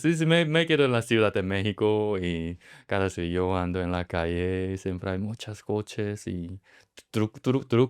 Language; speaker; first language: Spanish; non-native, learner; Korean